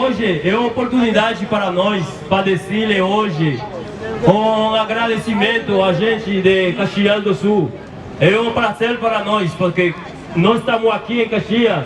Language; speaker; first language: Portuguese; non-native, learner; Haitian Creole